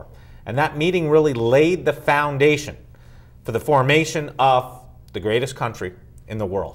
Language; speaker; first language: English; native; English